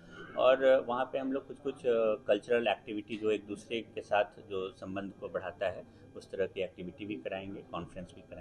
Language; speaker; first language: Hindi; native; Hindi